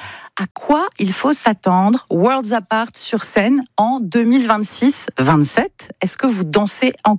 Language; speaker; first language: French; native; French